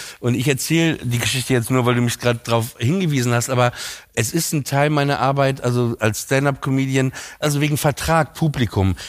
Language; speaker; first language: German; native; German